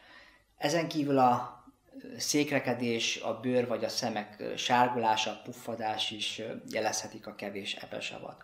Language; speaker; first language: Hungarian; native; Hungarian